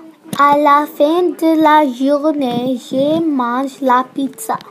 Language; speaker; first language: French; non-native, learner; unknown